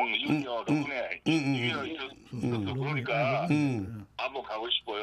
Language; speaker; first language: Korean; non-native, learner; Japanese